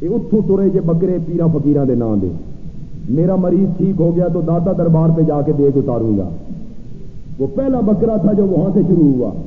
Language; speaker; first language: Urdu; native; Urdu